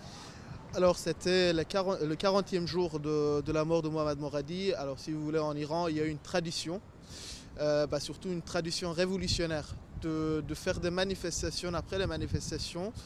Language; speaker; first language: French; non-native, fluent; Persian